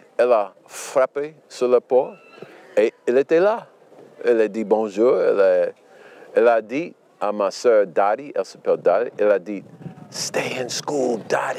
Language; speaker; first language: French; non-native, learner; English